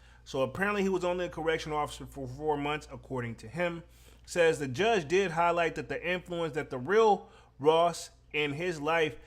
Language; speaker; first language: English; native; English